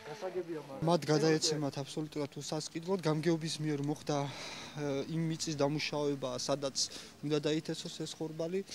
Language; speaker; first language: Georgian; native; Georgian